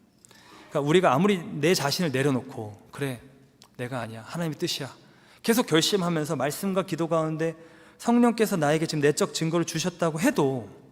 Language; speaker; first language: Korean; native; Korean